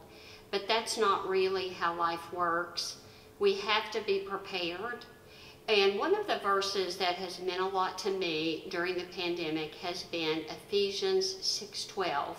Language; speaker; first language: English; native; English